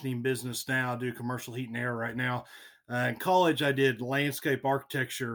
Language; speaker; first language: English; native; English